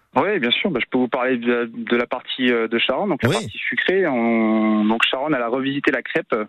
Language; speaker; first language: French; native; French